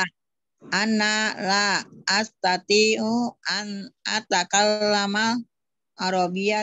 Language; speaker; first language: Arabic; non-native, learner; Indonesian